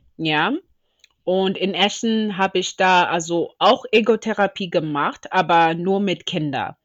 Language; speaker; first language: German; non-native, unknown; Shona